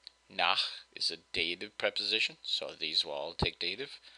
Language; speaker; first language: German; non-native, fluent; English